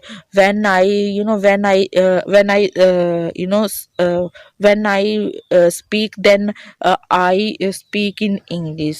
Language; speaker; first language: English; non-native, learner; Hindi